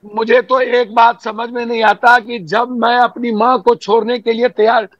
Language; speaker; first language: Hindi; native; Hindi